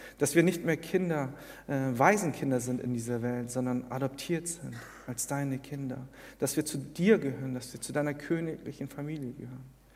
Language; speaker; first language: German; early bilingual, other home language; Korean